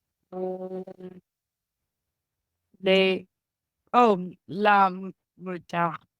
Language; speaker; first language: French; non-native, learner; Spanish